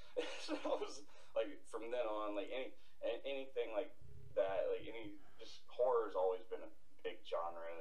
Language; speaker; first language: English; native; English